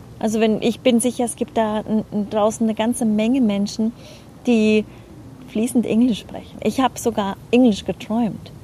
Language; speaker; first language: German; native; German